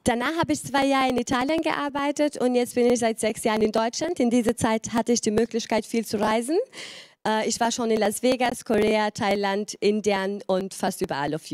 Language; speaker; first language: German; non-native, fluent; Albanian